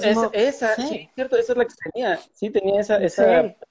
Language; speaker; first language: Spanish; native; Spanish